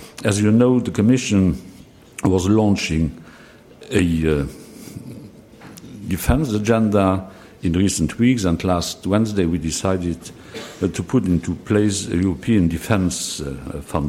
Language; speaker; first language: English; non-native, fluent; Luxembourgish